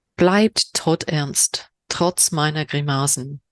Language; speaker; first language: German; non-native, fluent; English